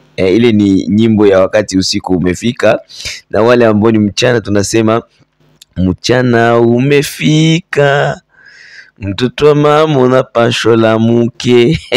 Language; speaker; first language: Swahili; native; Swahili